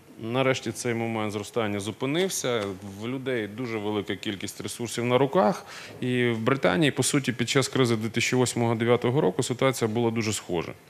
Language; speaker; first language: Ukrainian; non-native, local second language; Russian